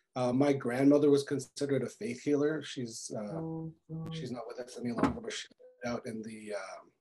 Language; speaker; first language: English; native; English